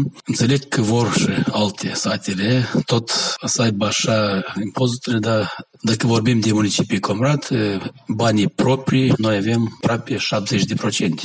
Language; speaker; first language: Romanian; non-native, local second language; Gagauz